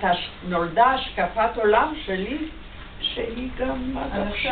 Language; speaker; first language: Hebrew; non-native, fluent; Yiddish